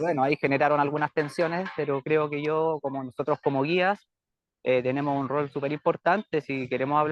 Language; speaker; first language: Spanish; native; Spanish